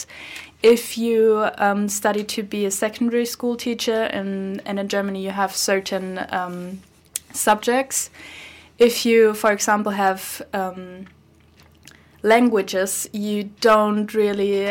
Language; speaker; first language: English; non-native, fluent; German